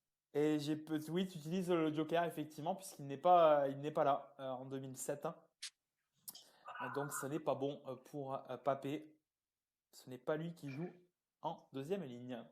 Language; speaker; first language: French; native; French